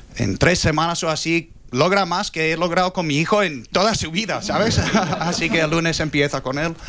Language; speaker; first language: Spanish; non-native, fluent; English